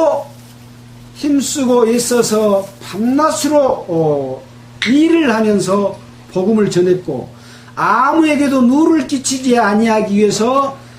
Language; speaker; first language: Korean; native; Korean